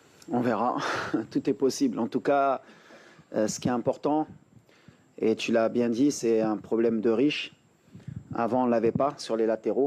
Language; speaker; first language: French; native; French